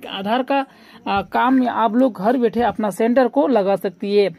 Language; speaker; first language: Hindi; non-native, local second language; Bangla